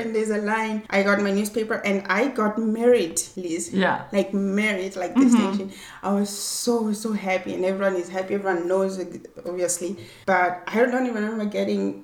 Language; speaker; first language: English; non-native, local second language; Swati